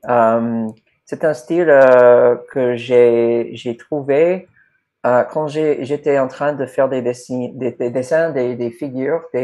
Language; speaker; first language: French; non-native, fluent; English